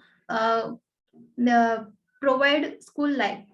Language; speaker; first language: English; non-native, learner; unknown